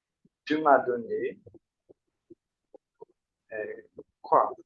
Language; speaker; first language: French; non-native, learner; Portuguese